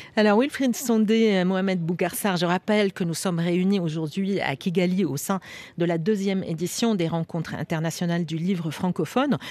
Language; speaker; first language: French; native; French